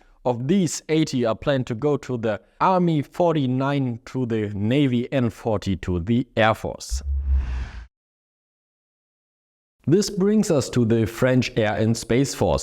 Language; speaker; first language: English; non-native, fluent; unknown